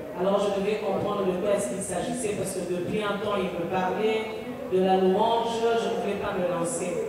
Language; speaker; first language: French; non-native, local second language; Lingala